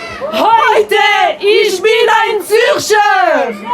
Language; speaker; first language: German; non-native, local second language; French